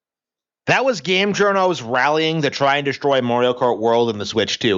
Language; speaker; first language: English; native; English